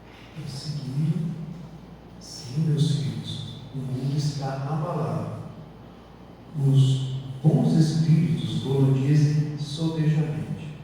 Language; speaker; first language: Portuguese; native; Portuguese